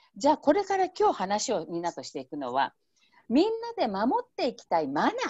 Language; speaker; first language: Japanese; native; Japanese